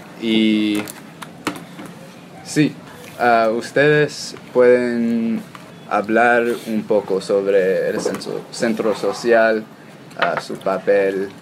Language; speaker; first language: Spanish; non-native, learner; English